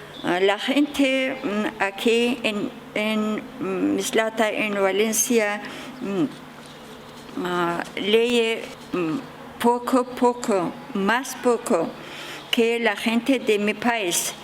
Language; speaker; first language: Spanish; non-native, learner; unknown